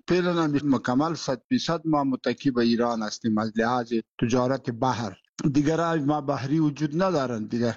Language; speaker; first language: Persian; non-native, local second language; Pashto